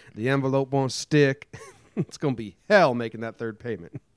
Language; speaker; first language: English; native; English